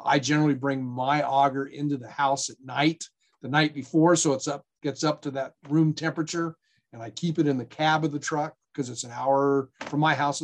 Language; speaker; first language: English; native; English